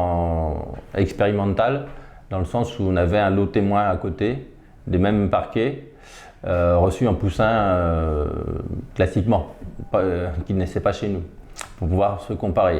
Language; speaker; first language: French; native; French